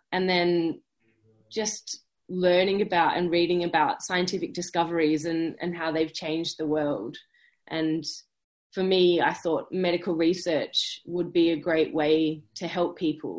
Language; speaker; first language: English; native; English